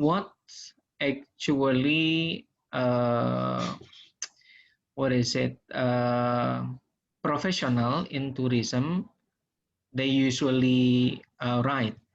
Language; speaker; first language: English; non-native, learner; Indonesian